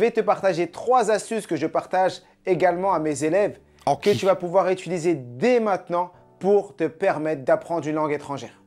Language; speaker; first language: French; native; French